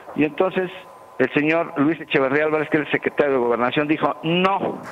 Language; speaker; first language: Spanish; native; Spanish